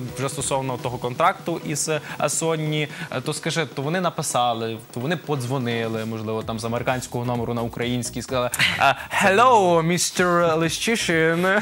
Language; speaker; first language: Ukrainian; native; Ukrainian